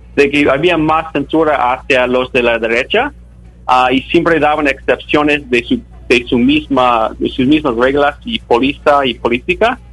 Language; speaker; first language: Spanish; non-native, fluent; English